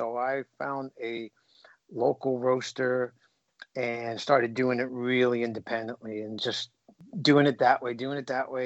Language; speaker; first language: English; native; English